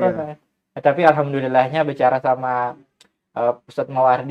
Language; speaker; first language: Indonesian; native; Indonesian